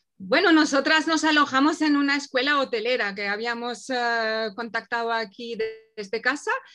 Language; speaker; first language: Spanish; early bilingual, other home language; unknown